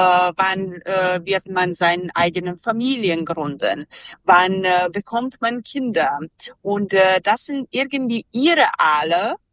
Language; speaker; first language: German; non-native, learner; Serbian